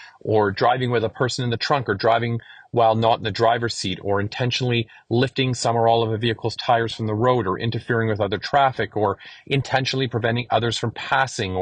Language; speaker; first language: English; native; English